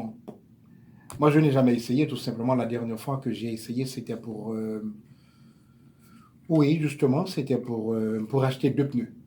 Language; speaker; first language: French; native; French